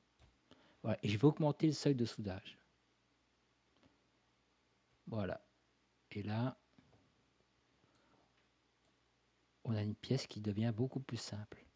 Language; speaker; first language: French; native; French